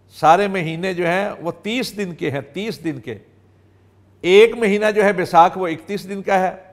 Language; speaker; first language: Urdu; non-native, local second language; Punjabi